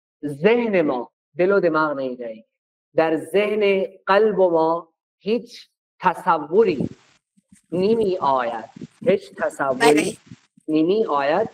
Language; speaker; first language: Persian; non-native, fluent; Urdu